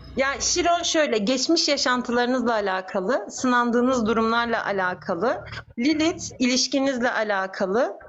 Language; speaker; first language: Turkish; native; Turkish